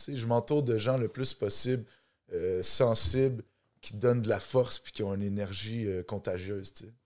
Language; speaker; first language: French; native; French